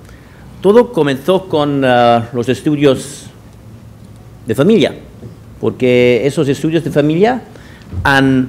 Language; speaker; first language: Spanish; non-native, fluent; German